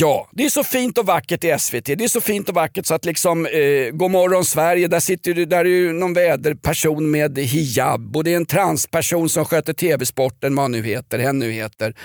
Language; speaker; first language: Swedish; native; Swedish